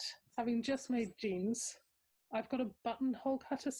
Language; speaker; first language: English; native; English